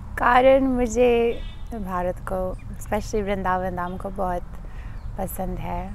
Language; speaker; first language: Hindi; non-native, fluent; English